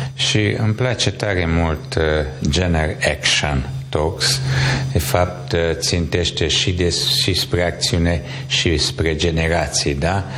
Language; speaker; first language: Romanian; non-native, local second language; Hungarian